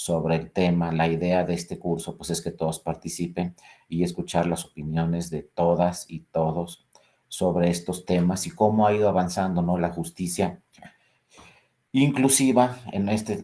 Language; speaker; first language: Spanish; native; Spanish